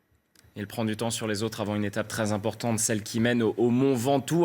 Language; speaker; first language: French; native; French